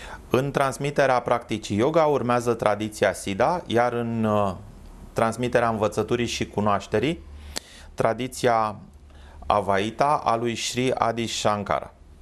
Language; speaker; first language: Romanian; native; Romanian